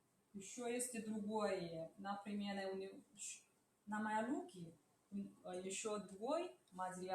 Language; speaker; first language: Russian; non-native, learner; Chinese